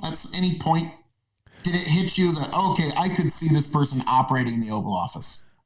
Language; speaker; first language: English; native; English